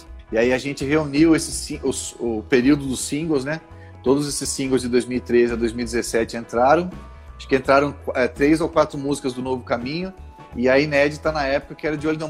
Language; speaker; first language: Portuguese; native; Portuguese